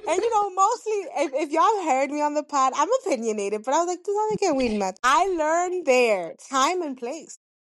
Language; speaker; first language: English; early bilingual, other home language; Spanish